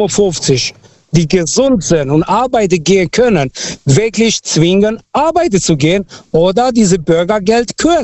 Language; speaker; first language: German; non-native, fluent; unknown